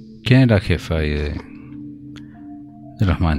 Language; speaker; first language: Spanish; native; Spanish